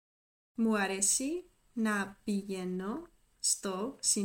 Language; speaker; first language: Greek; non-native, learner; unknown